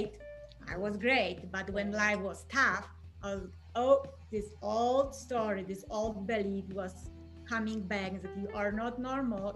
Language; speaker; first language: English; non-native, fluent; Polish